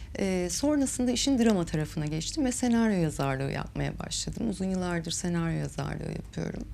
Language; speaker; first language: Turkish; native; Turkish